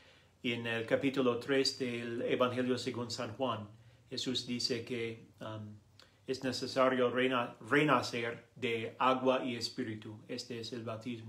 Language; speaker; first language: Spanish; non-native, learner; English